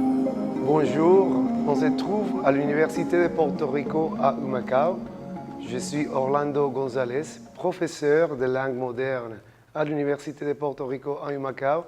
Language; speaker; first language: French; non-native, fluent; Spanish